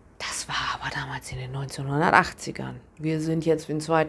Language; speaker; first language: German; native; German